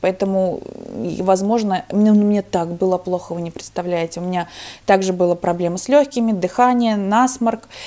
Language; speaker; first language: Russian; native; Russian